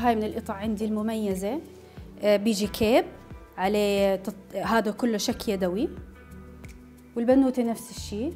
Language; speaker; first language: Arabic; native; Arabic